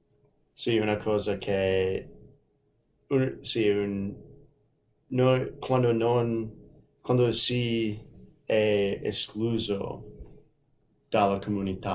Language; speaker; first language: Italian; non-native, fluent; English